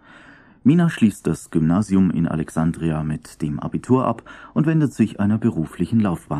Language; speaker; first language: German; native; German